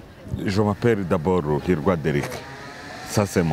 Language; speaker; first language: French; non-native, local second language; Kinyarwanda